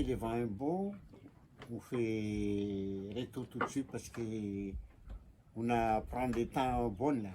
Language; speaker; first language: French; non-native, local second language; Malagasy